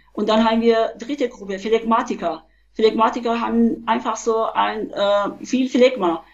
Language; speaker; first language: German; non-native, fluent; Persian